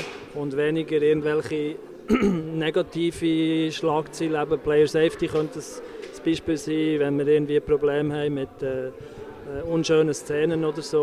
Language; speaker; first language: German; native; German